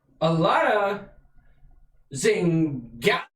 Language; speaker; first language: English; native; English